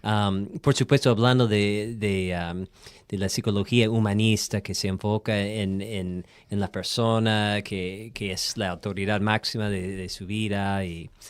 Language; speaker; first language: Spanish; non-native, fluent; English